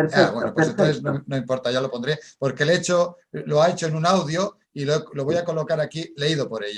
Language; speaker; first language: Spanish; native; Spanish